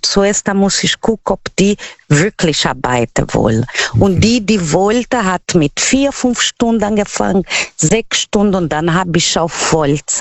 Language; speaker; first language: German; non-native, learner; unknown